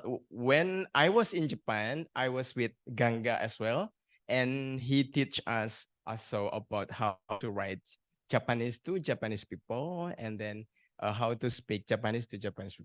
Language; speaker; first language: English; non-native, learner; Indonesian